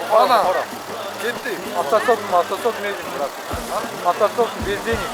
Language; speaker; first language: Russian; non-native, local second language; Kazakh